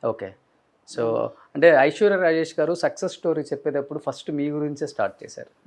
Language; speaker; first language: Telugu; native; Telugu